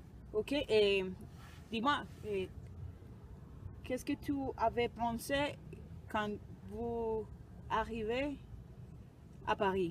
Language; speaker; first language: French; non-native, learner; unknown